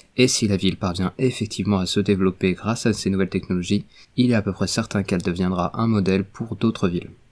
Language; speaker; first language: French; native; French